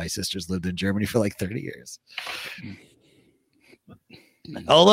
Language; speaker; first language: English; native; English